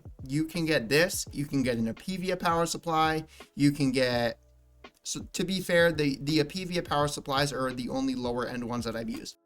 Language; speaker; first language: English; native; English